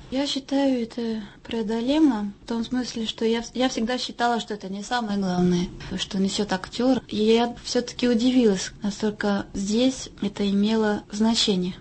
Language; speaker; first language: Russian; non-native, fluent; French